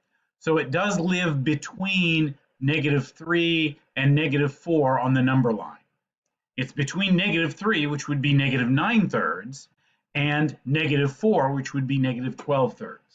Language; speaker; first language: English; native; English